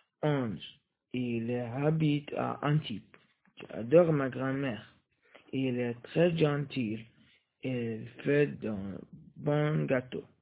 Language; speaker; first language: French; non-native, learner; Arabic